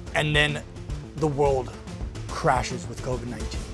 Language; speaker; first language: English; native; English